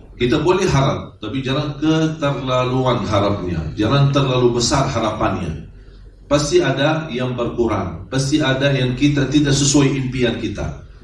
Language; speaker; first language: Indonesian; non-native, fluent; Arabic